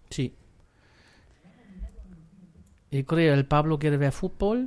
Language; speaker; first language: Spanish; non-native, fluent; German